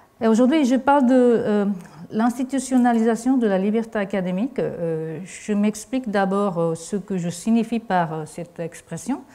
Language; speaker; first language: French; non-native, fluent; Japanese